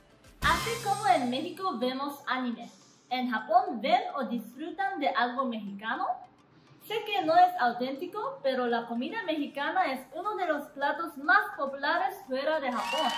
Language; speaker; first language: Spanish; non-native, learner; Japanese